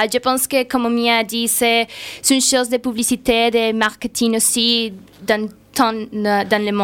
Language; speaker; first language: French; non-native, learner; Spanish